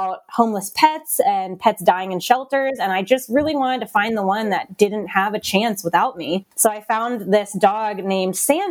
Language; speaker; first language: English; native; English